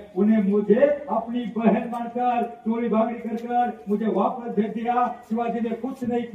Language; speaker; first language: Hindi; non-native, local second language; Marathi